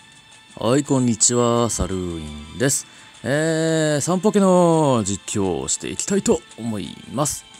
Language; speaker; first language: Japanese; native; Japanese